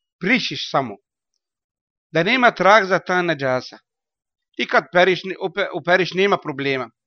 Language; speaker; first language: Bosnian; non-native, learner; Arabic